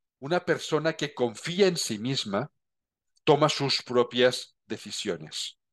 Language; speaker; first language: Spanish; non-native, local second language; Catalan